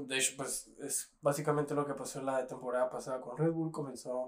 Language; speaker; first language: Spanish; native; Spanish